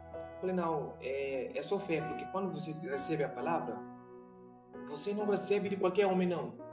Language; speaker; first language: Portuguese; non-native, fluent; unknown